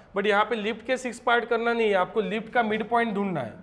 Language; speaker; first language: Hindi; non-native, local second language; Marathi